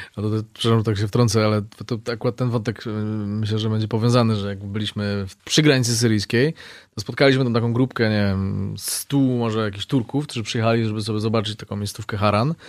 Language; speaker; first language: Polish; native; Polish